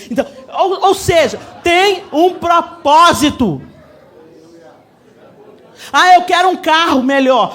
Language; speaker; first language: Portuguese; native; Portuguese